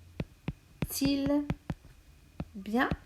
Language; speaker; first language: French; non-native, local second language; Morisyen